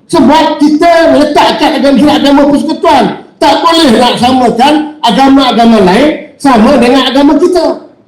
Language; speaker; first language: Malay; native; Malay